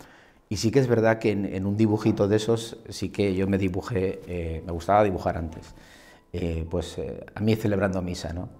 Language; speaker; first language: Spanish; native; Spanish